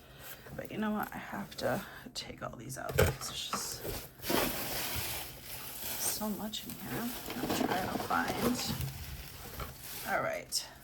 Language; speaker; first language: English; native; English